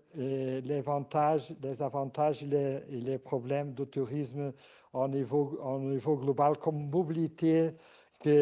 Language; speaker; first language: French; non-native, fluent; Portuguese